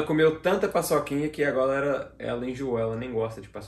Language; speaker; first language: Portuguese; native; Portuguese